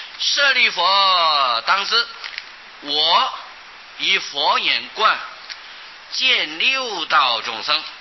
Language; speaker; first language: Chinese; non-native, local second language; Hakka Chinese